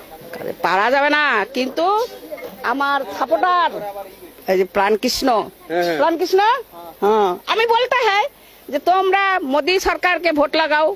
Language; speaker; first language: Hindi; non-native, local second language; Bangla